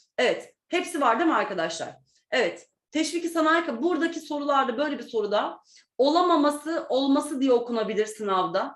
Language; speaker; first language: Turkish; native; Turkish